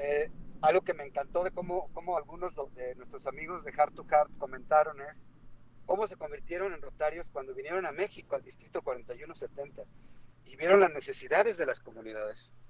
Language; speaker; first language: Spanish; native; Spanish